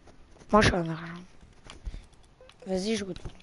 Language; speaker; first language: French; native; French